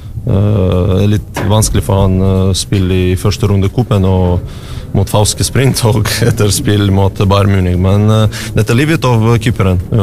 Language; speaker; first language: Norwegian; non-native, learner; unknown